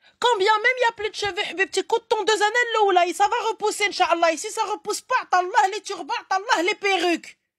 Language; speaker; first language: French; early bilingual, other home language; Arabic